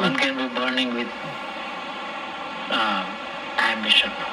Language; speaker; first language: English; non-native, local second language; Telugu